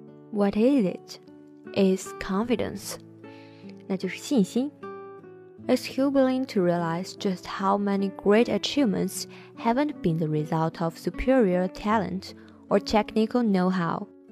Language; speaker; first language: English; non-native, learner; Chinese